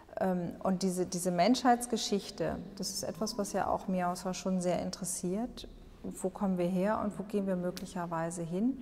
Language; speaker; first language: German; native; German